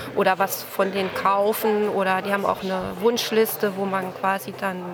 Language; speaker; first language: German; native; German